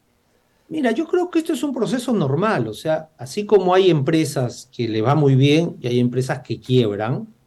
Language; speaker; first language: Spanish; native; Spanish